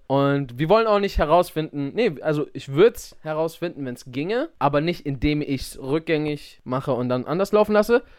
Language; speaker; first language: German; native; German